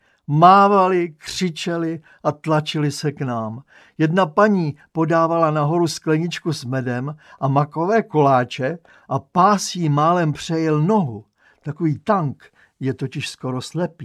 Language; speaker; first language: Czech; native; Czech